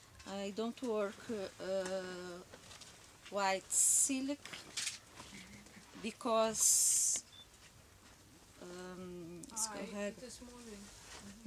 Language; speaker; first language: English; non-native, learner; Portuguese